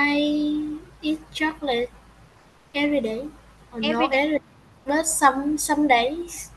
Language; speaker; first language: English; non-native, learner; Vietnamese